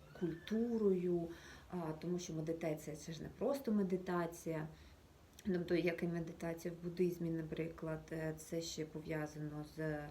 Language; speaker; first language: Ukrainian; native; Ukrainian